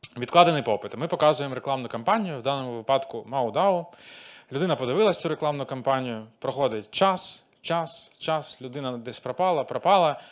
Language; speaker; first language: Ukrainian; non-native, local second language; Russian